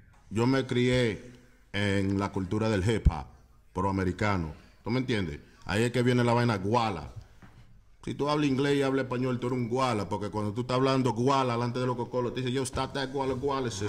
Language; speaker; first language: Spanish; native; Spanish